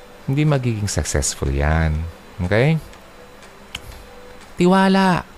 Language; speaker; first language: English; non-native, local second language; Filipino